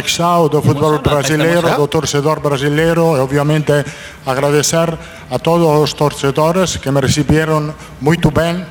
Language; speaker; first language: Portuguese; non-native, fluent; Italian